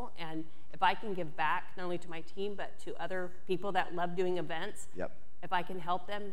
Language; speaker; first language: English; native; English